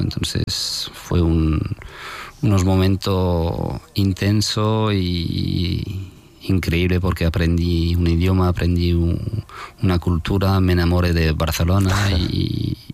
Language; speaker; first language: Spanish; non-native, fluent; French